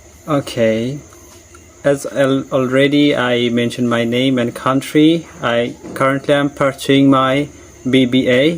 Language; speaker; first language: English; non-native, learner; Bangla